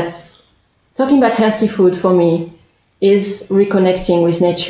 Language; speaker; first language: English; non-native, fluent; French